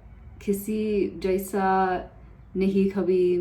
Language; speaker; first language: Hindi; non-native, learner; English